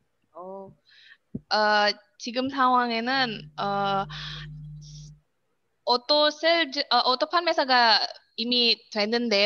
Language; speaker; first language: Korean; non-native, learner; Indonesian